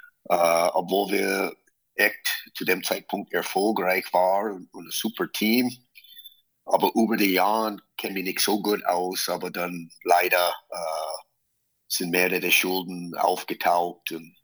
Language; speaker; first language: German; non-native, fluent; English